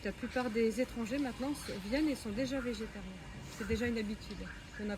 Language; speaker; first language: French; native; French